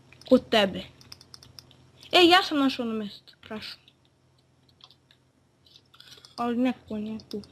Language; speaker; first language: Bosnian; native; Bosnian